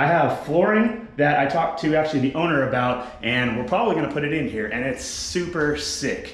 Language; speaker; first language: English; native; English